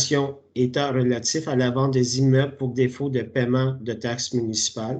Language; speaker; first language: French; native; French